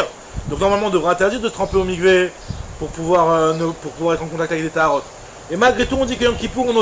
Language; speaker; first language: French; native; French